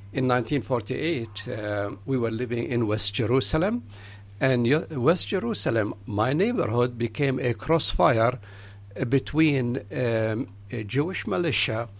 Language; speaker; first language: English; non-native, fluent; Arabic